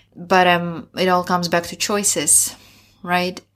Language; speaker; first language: English; non-native, fluent; Russian